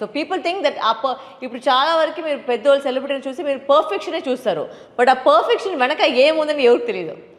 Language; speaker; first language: Telugu; non-native, local second language; Tamil